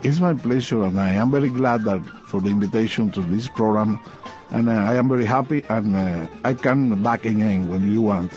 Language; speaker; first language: English; non-native, learner; Spanish